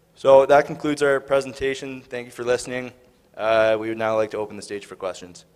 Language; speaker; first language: English; native; English